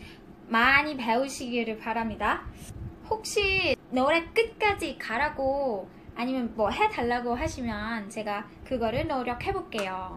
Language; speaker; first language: Korean; non-native, fluent; Thai